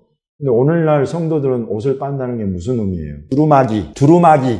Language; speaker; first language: Korean; native; Korean